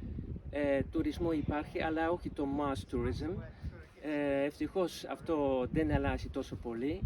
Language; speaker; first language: Greek; non-native, fluent; Dutch